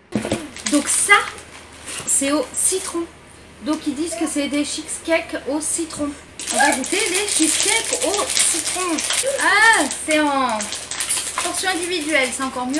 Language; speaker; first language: French; native; French